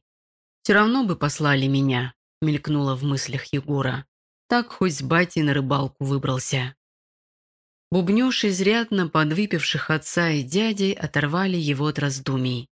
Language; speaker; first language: Russian; native; Russian